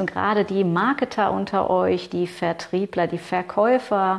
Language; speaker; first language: German; native; German